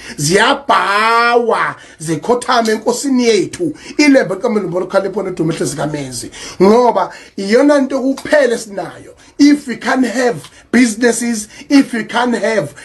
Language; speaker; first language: Zulu; native; Zulu